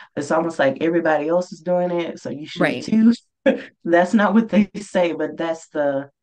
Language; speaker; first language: English; native; English